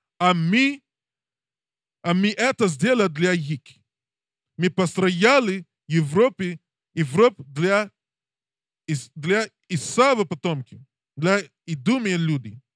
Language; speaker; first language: Russian; non-native, learner; English